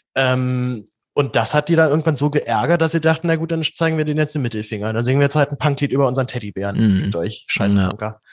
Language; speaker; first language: German; native; German